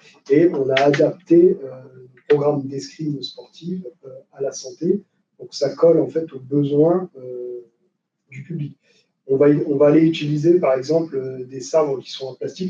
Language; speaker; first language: French; native; French